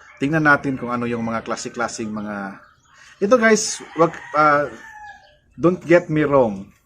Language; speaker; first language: Filipino; non-native, local second language; Cebuano